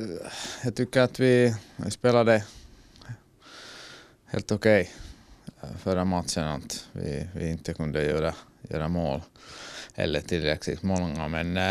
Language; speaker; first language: Swedish; non-native, fluent; Finnish